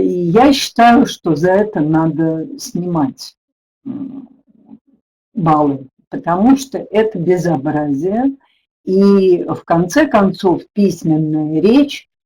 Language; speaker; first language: Russian; native; Russian